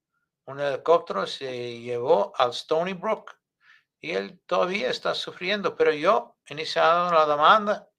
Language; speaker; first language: Spanish; non-native, fluent; English